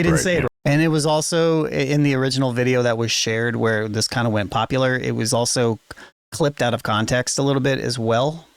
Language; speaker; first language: English; native; English